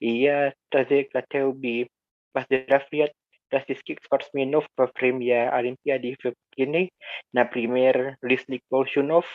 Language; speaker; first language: Russian; non-native, learner; Indonesian